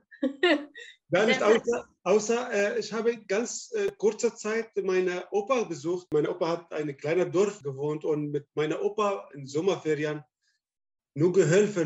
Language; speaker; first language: German; non-native, learner; Arabic